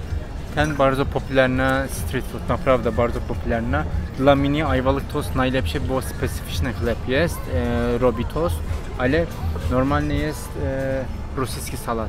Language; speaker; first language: Polish; non-native, learner; Turkish